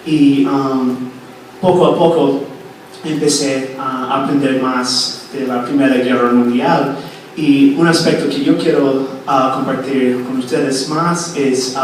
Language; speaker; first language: Spanish; non-native, fluent; English